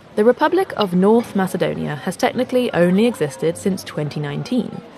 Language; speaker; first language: English; native; English